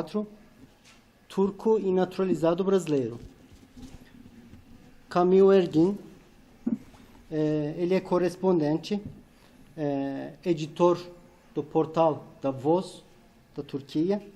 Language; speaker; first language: Portuguese; non-native, fluent; Turkish